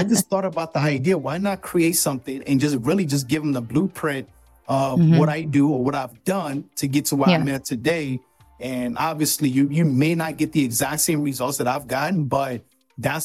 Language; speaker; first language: English; non-native, local second language; Yoruba